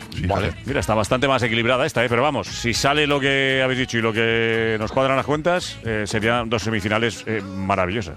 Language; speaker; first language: Spanish; native; Spanish